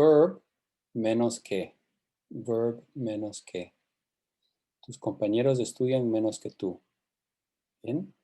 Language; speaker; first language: Spanish; non-native, fluent; English